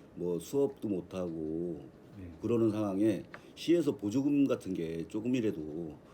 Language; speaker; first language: Korean; native; Korean